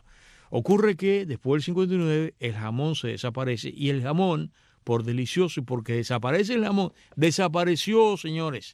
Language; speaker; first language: Spanish; native; Spanish